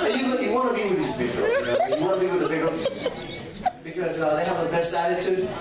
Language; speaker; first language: English; native; English